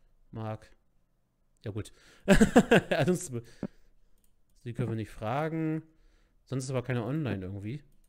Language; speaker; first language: German; native; German